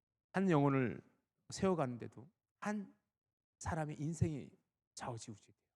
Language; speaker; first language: Korean; native; Korean